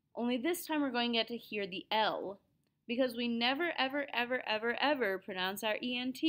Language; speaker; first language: English; native; English